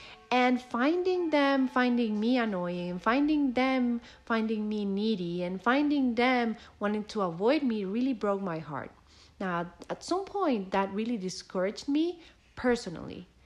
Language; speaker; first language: English; non-native, fluent; Spanish